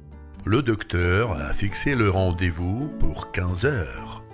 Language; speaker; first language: French; non-native, fluent; Russian